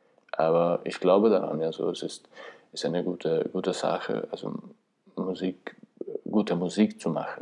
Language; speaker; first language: German; non-native, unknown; Albanian